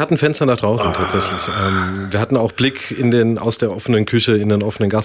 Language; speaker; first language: German; native; German